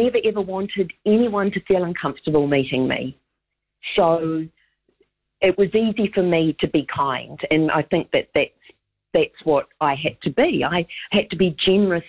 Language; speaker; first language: English; native; English